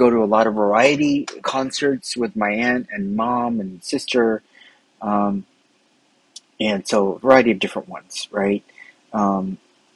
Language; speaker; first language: English; native; English